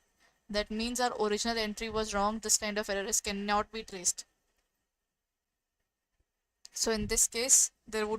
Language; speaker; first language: English; non-native, local second language; Hindi